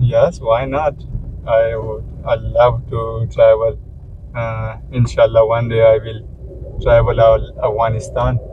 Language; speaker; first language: English; non-native, learner; Pashto